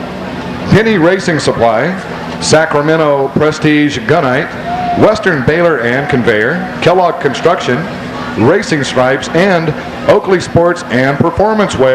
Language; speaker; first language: English; native; English